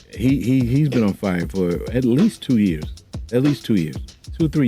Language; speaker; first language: English; native; English